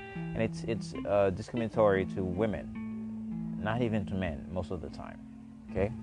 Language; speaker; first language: English; non-native, fluent; Haitian Creole